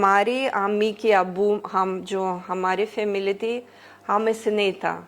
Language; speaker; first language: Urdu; early bilingual, heritage; Greek